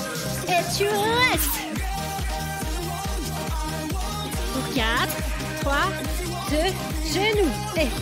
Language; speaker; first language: French; native; French